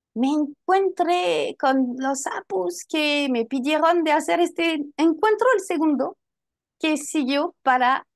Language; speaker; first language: Spanish; non-native, fluent; French